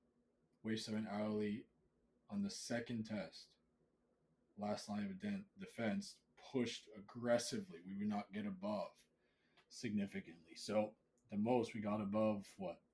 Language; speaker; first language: English; native; English